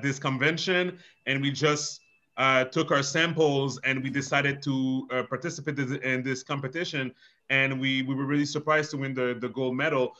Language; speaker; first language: English; non-native, fluent; French